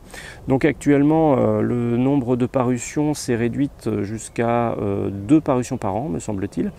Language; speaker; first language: French; native; French